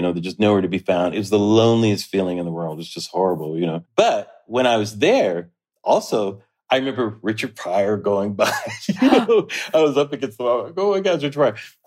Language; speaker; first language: English; native; English